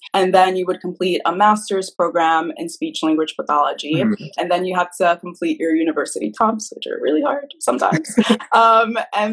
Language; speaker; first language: English; early bilingual, other home language; Haitian Creole